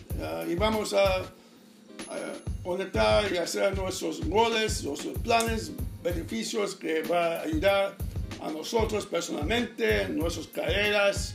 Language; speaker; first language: Spanish; non-native, fluent; English